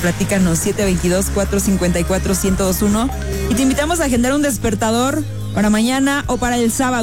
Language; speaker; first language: Spanish; native; Spanish